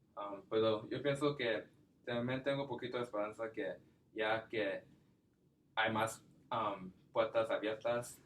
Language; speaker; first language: Spanish; non-native, learner; English